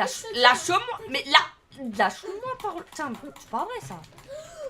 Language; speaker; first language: French; native; French